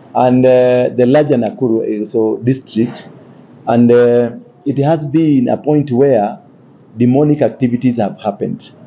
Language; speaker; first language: English; non-native, local second language; Kikuyu